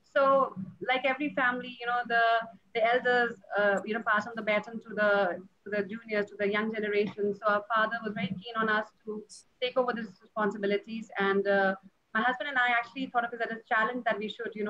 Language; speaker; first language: English; non-native, local second language; Punjabi